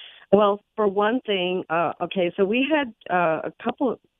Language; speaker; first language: English; native; English